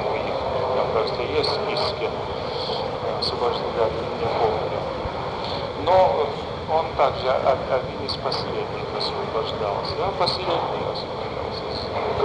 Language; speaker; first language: Russian; non-native, fluent; Lithuanian